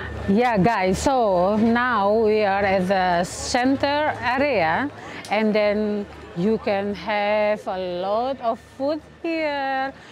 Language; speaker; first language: English; non-native, learner; Indonesian